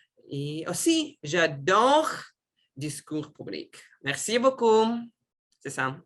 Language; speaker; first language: French; non-native, learner; Russian